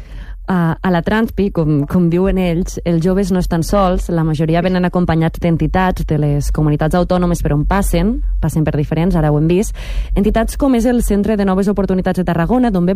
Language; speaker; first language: Catalan; native; Catalan